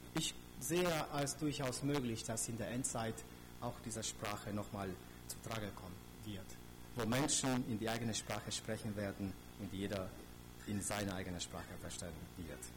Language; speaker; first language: German; non-native, fluent; Romanian